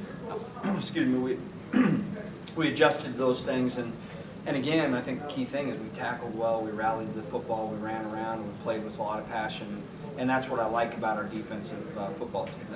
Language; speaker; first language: English; native; English